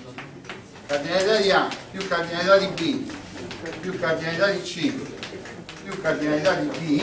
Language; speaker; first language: Italian; native; Italian